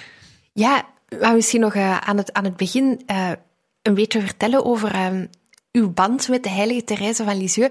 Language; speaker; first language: Dutch; native; Dutch